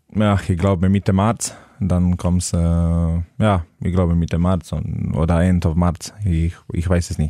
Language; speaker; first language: German; non-native, learner; Slovenian